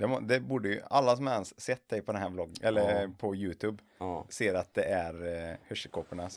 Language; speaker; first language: Swedish; native; Swedish